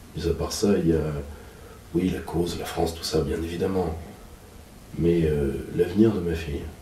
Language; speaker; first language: French; native; French